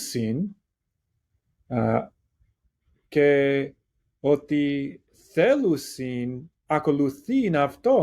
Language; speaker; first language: Greek; non-native, learner; English